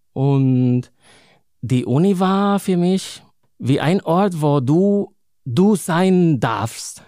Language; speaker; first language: German; non-native, fluent; Spanish